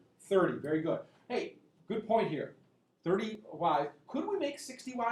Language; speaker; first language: English; native; English